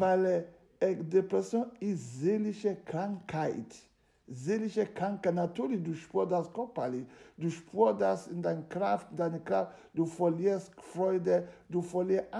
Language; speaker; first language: German; non-native, fluent; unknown